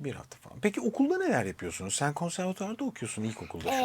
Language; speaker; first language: Turkish; native; Turkish